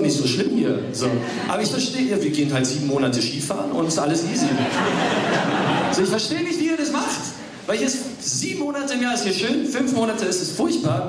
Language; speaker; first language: German; early bilingual, other home language; English